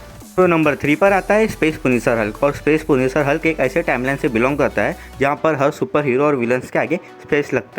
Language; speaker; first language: Hindi; native; Hindi